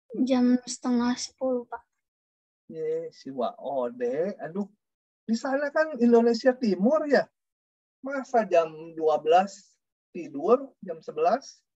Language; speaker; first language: Indonesian; non-native, local second language; Sundanese